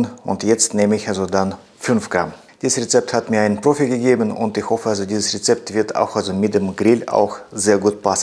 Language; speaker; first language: German; non-native, fluent; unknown